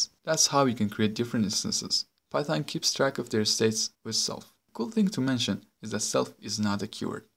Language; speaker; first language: English; non-native, fluent; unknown